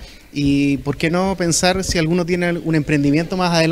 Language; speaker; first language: Spanish; native; Spanish